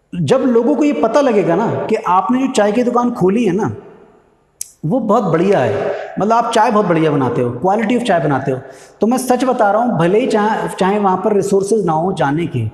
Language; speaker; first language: Hindi; native; Hindi